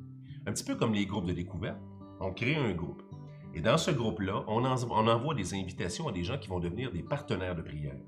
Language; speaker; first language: French; native; French